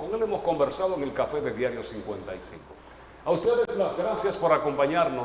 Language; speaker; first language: Spanish; native; Spanish